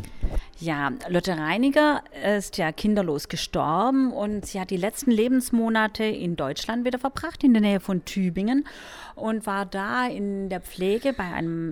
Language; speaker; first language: German; native; German